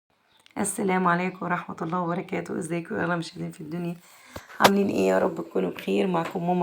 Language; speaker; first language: Arabic; native; Arabic